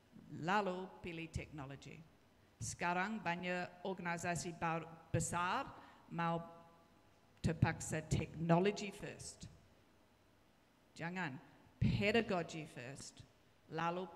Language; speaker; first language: Indonesian; non-native, learner; English